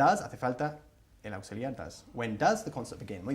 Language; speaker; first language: Spanish; non-native, fluent; English